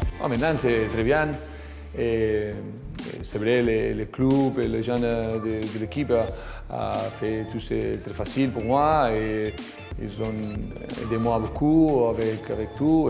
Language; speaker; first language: French; non-native, learner; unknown